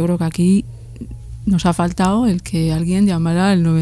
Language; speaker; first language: Spanish; native; Spanish